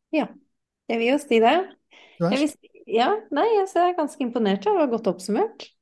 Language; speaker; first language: Norwegian; non-native, fluent; English